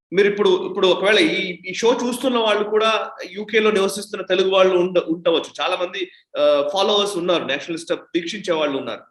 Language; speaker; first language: Telugu; native; Telugu